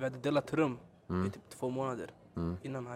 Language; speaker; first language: Swedish; early bilingual, other home language; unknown